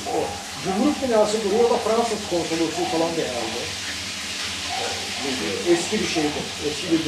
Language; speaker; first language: Turkish; native; Turkish